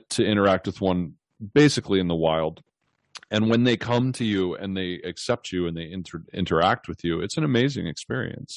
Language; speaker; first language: English; native; English